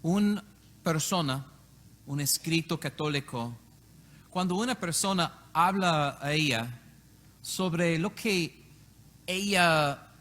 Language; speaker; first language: Spanish; non-native, learner; English